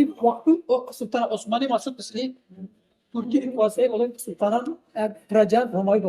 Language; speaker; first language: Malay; non-native, fluent; Turkish